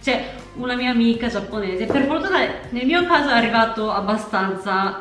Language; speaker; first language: Italian; non-native, fluent; Japanese